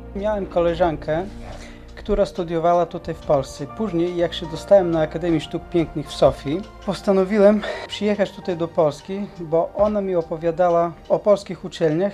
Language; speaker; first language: Polish; non-native, fluent; Bulgarian